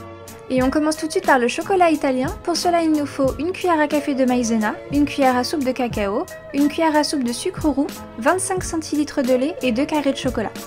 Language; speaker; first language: French; native; French